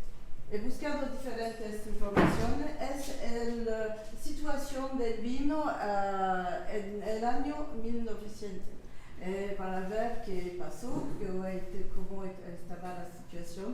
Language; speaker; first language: Spanish; non-native, learner; French